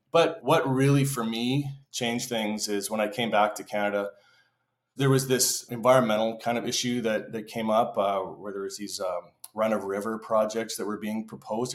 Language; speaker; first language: English; native; English